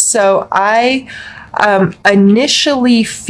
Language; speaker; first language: English; native; English